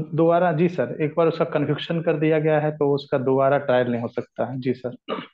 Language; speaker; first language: Hindi; native; Hindi